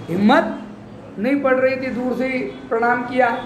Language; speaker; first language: Hindi; non-native, local second language; Marathi